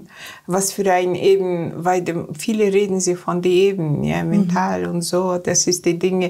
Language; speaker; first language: German; non-native, learner; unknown